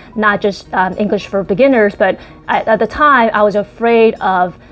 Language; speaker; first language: English; early bilingual, other home language; Chinese